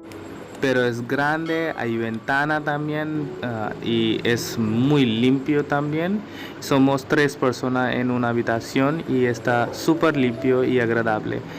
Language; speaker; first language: Spanish; non-native, learner; Hindi